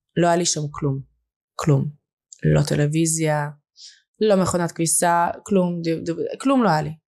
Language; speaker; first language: Hebrew; early bilingual, other home language; Russian